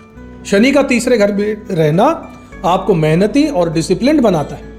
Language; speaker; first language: Hindi; native; Hindi